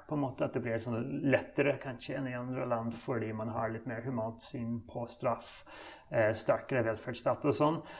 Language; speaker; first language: Norwegian; non-native, fluent; English